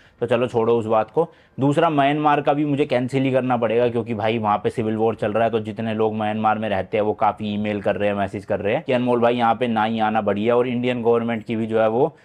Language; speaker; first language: Hindi; native; Hindi